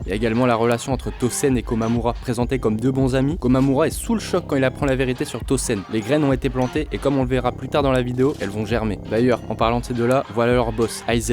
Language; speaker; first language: French; native; French